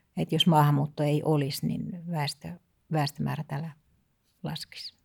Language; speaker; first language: Finnish; native; Finnish